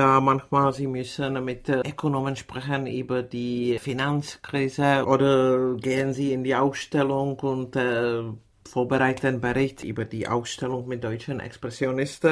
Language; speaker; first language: German; non-native, fluent; Czech